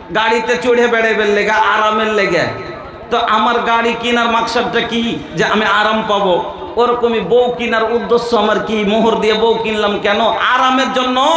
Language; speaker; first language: Bangla; non-native, local second language; Bhojpuri